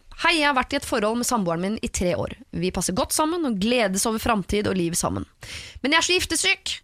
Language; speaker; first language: Norwegian; native; Norwegian